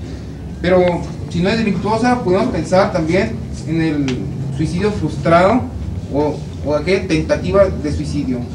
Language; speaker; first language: Spanish; native; Spanish